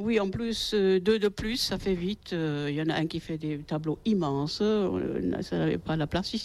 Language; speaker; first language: French; native; French